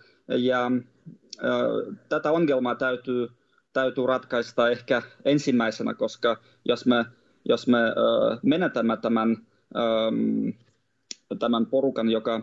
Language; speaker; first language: Finnish; non-native, fluent; Russian